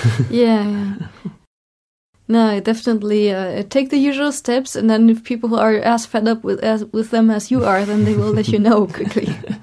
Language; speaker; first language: English; non-native, fluent; German